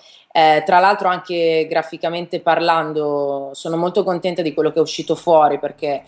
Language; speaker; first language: Italian; native; Italian